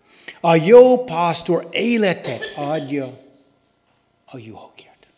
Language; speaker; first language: Hungarian; non-native, learner; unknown